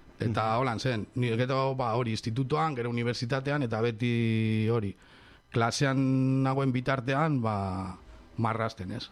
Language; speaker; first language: Basque; non-native, local second language; Spanish